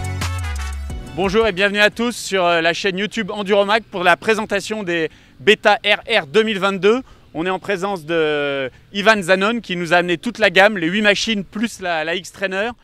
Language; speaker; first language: French; native; French